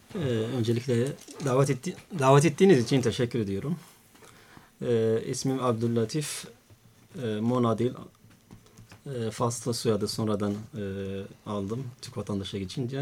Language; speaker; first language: Turkish; non-native, fluent; Arabic